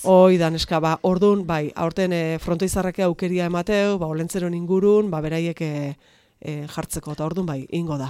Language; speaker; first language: Basque; native; Basque